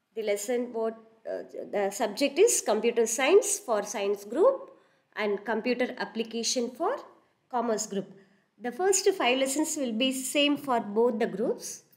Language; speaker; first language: English; non-native, local second language; Tamil